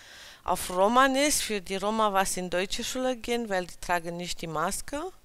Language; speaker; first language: German; early bilingual, other home language; Romany